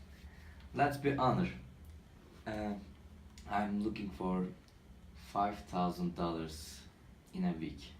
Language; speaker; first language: English; non-native, learner; Turkish